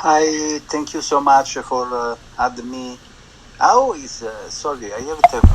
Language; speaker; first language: English; non-native, learner; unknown